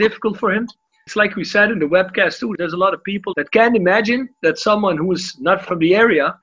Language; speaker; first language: English; non-native, fluent; Dutch